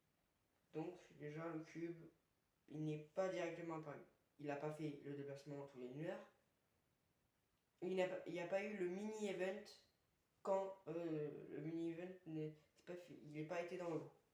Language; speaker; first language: French; native; French